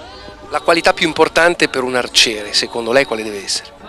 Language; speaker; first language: Italian; native; Italian